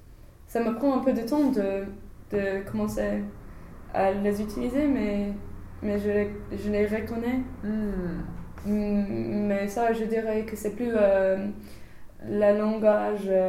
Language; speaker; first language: French; non-native, learner; English